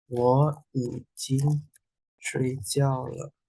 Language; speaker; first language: Chinese; non-native, fluent; Indonesian